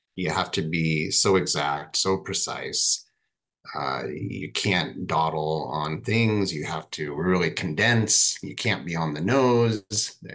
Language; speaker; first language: English; native; English